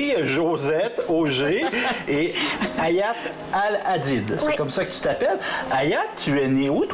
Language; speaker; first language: French; native; French